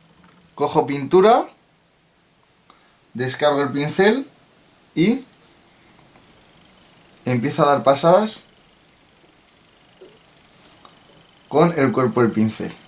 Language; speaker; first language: Spanish; native; Spanish